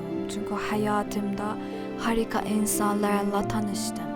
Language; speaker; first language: Turkish; non-native, learner; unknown